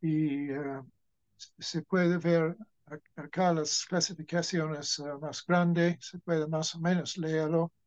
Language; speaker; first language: Spanish; non-native, fluent; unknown